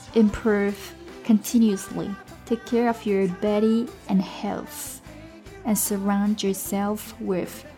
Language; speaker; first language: English; non-native, fluent; Chinese